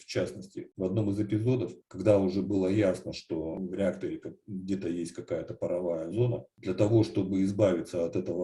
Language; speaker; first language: Russian; native; Russian